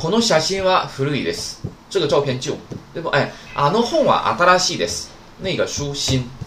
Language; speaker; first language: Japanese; non-native, fluent; Chinese